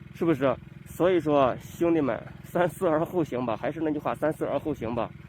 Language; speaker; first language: Chinese; native; Chinese